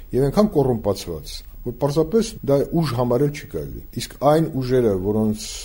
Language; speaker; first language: Armenian; native; Armenian